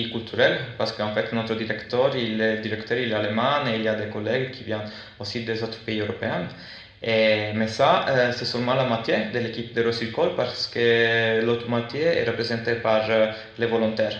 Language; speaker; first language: French; non-native, fluent; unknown